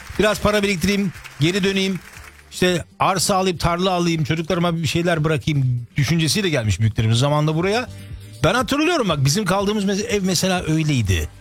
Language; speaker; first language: Turkish; early bilingual, heritage; Turkish